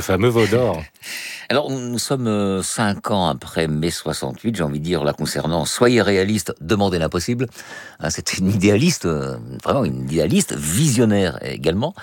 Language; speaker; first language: French; native; French